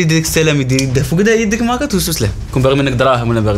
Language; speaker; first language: Arabic; native; Arabic